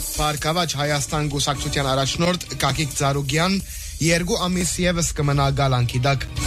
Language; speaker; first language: Armenian; early bilingual, heritage; Armenian